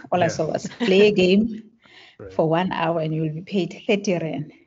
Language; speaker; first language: English; non-native, local second language; Tswana